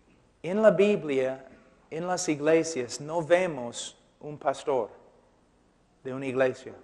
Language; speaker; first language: Spanish; non-native, fluent; English